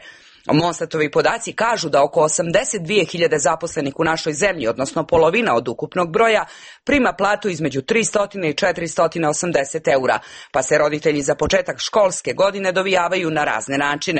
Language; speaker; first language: Serbian; native; Serbian